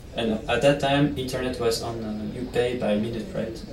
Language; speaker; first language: English; non-native, fluent; Italian